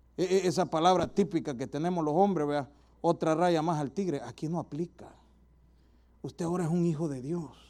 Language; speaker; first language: Spanish; native; Spanish